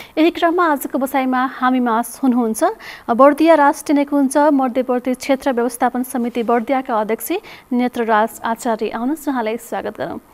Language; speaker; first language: Nepali; native; Nepali